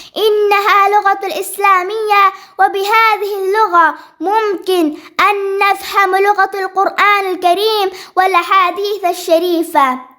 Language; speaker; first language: Arabic; non-native, learner; Malayalam